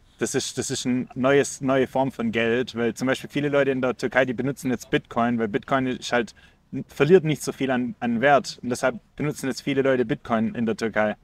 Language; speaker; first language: German; native; German